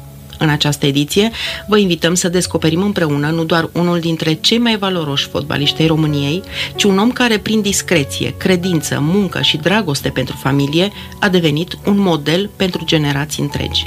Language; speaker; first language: Romanian; native; Romanian